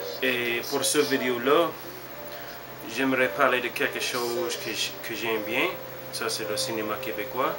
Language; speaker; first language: French; non-native, learner; English